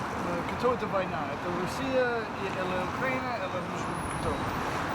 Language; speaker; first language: Russian; non-native, learner; English